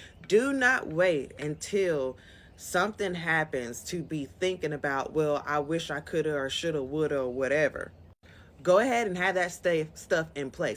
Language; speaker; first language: English; native; English